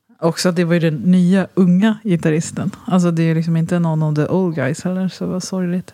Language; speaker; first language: Swedish; native; Swedish